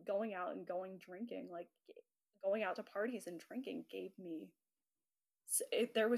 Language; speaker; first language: English; native; English